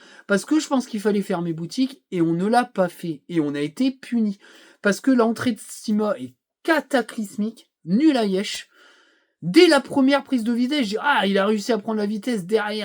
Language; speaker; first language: French; native; French